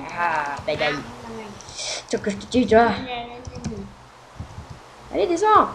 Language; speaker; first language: French; native; French